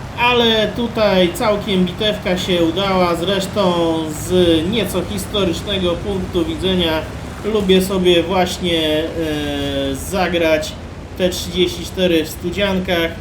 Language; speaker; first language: Polish; native; Polish